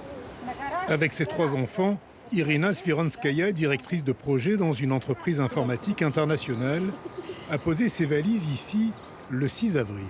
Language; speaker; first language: French; native; French